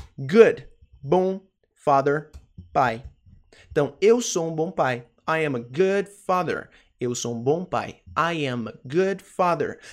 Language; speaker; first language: Portuguese; native; Portuguese